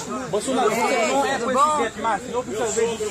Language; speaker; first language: Portuguese; non-native, learner; Haitian Creole